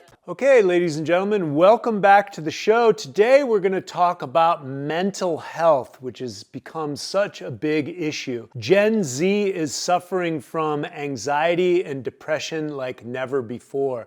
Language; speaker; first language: English; native; English